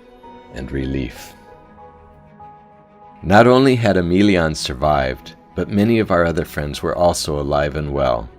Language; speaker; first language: English; native; English